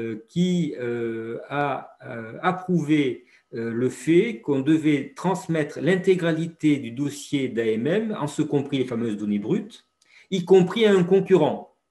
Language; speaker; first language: French; native; French